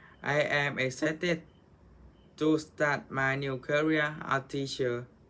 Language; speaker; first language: English; non-native, learner; Thai